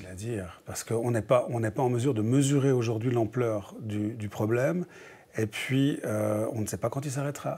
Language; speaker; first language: French; native; French